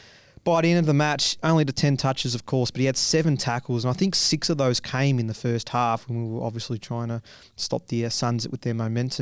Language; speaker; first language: English; native; English